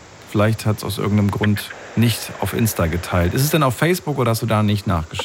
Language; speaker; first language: German; native; German